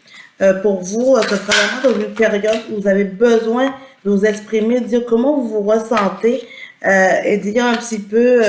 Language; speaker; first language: French; native; French